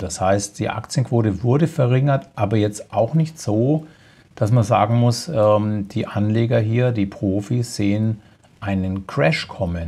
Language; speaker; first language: German; native; German